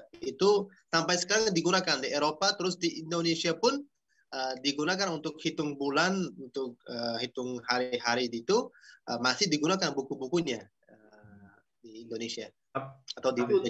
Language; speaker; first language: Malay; non-native, fluent; Uzbek